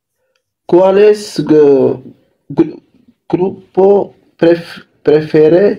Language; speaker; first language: Spanish; non-native, learner; Arabic